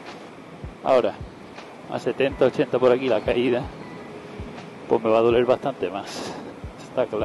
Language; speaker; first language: Spanish; native; Spanish